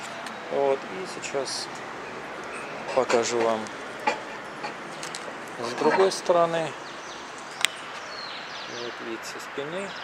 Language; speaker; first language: Russian; native; Russian